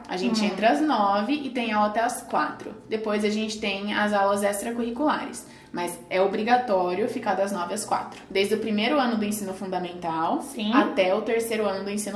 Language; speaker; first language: Portuguese; early bilingual, heritage; Portuguese